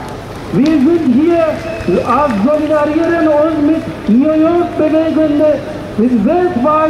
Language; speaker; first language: German; non-native, learner; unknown